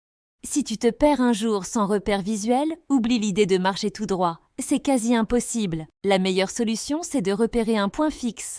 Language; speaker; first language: French; native; French